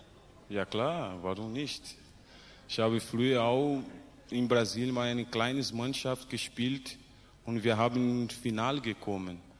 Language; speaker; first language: German; non-native, learner; Portuguese